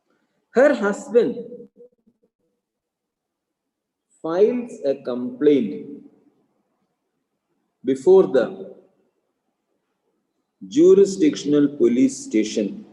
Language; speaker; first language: English; non-native, local second language; Malayalam